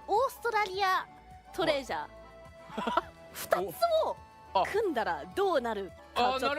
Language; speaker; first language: Japanese; native; Japanese